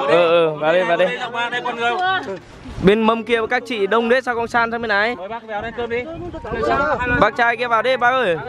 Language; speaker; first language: Vietnamese; native; Vietnamese